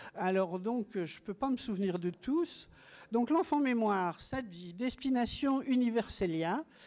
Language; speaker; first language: French; native; French